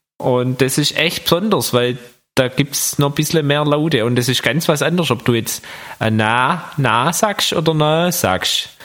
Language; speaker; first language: German; native; German